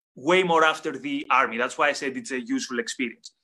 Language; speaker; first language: English; non-native, fluent; Greek